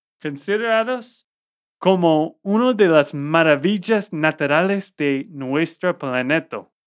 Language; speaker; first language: Spanish; non-native, fluent; English